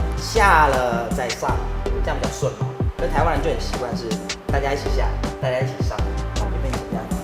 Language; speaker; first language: Chinese; native; Chinese